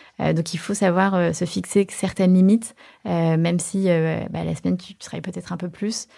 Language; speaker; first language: French; early bilingual, other home language; Chinese